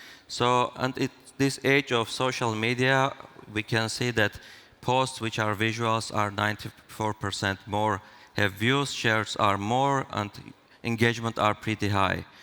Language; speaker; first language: English; non-native, fluent; Armenian